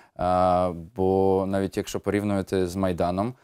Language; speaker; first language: Ukrainian; native; Ukrainian